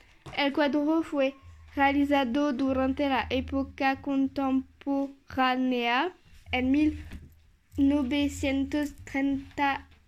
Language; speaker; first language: Spanish; non-native, learner; French